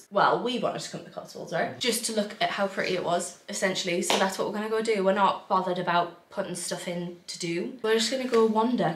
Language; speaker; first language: English; native; English